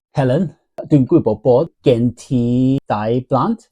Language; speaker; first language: Welsh; non-native, learner; Cantonese